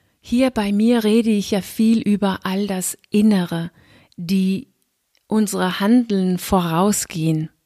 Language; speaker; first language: German; non-native, fluent; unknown